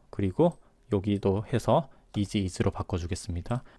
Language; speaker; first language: Korean; native; Korean